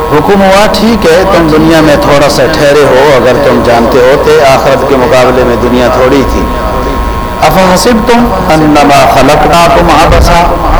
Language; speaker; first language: Urdu; native; Urdu